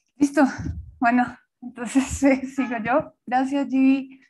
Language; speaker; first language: Spanish; native; Spanish